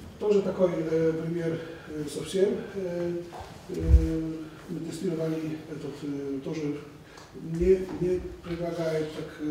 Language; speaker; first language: Polish; non-native, learner; Russian